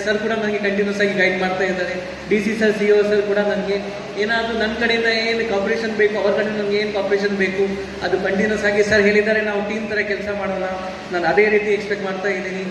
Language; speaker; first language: Kannada; non-native, fluent; Hindi